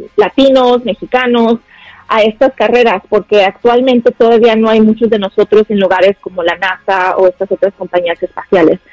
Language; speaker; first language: Spanish; native; Spanish